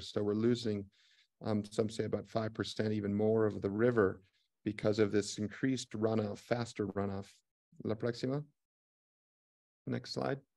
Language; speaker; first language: English; native; English